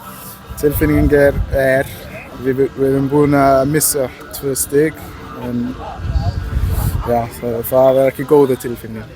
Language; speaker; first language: Icelandic; non-native, learner; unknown